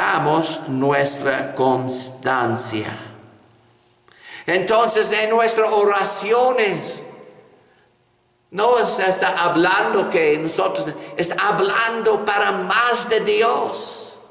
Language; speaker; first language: Spanish; non-native, fluent; English